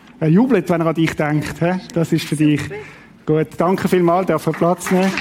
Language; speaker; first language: German; native; German